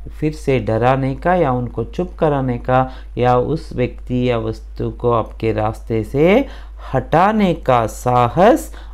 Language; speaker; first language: Hindi; non-native, local second language; Kannada